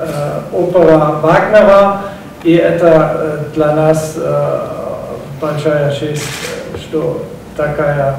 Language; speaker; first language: Russian; non-native, learner; German